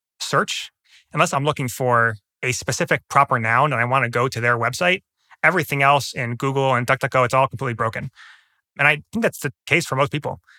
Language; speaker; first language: English; native; English